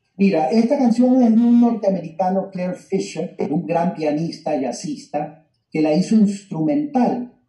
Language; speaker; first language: Spanish; native; Spanish